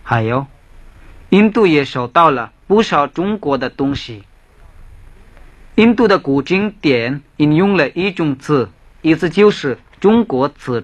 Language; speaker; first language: Chinese; non-native, fluent; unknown